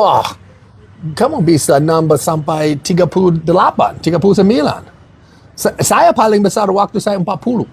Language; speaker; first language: Indonesian; non-native, learner; English